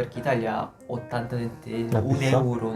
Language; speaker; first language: Italian; non-native, learner; Korean